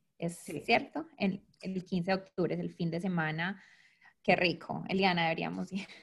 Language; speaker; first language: Spanish; native; Spanish